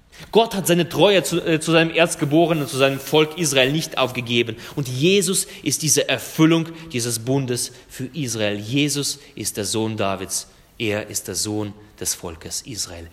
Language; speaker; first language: German; non-native, fluent; Russian